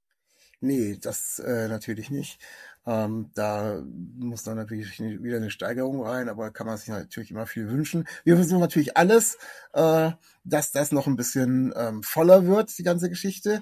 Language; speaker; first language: German; native; German